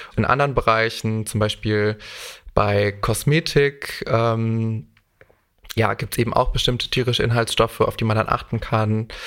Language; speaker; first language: German; native; German